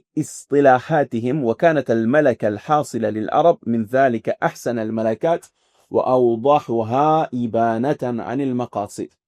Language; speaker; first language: Arabic; non-native, fluent; English